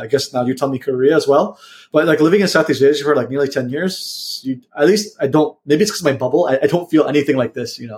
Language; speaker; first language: English; early bilingual, other home language; Vietnamese